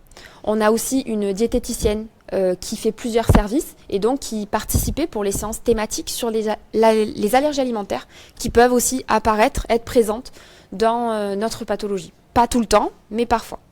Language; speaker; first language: French; native; French